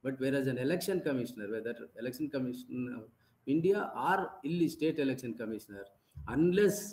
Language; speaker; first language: English; non-native, local second language; Kannada